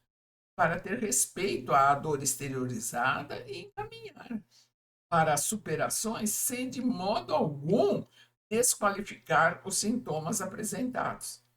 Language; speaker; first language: Portuguese; native; Portuguese